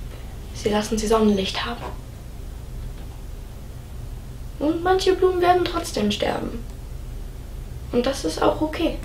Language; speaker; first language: German; non-native, fluent; English